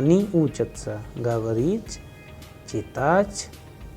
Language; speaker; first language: Russian; non-native, fluent; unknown